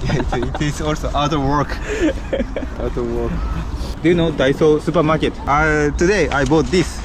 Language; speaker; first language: English; non-native, learner; Japanese